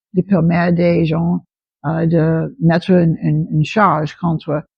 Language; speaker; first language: French; non-native, fluent; English